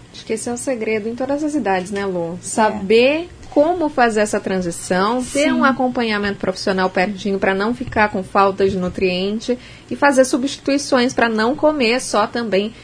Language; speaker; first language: Portuguese; native; Portuguese